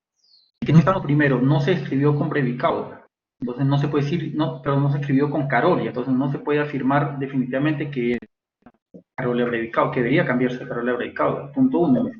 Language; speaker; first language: Spanish; native; Spanish